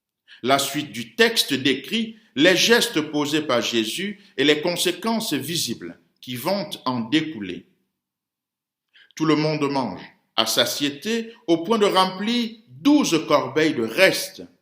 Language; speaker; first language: French; native; French